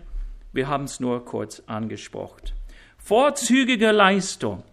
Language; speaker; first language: German; non-native, fluent; English